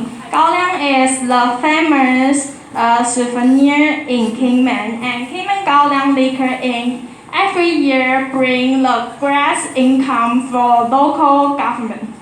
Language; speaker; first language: English; non-native, learner; Chinese